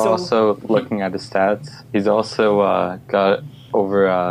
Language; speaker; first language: English; native; English